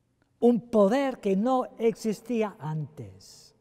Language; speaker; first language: Spanish; non-native, fluent; English